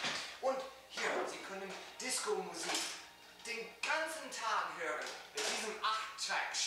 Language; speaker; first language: German; non-native, learner; English